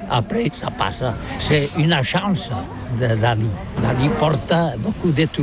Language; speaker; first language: French; non-native, learner; Catalan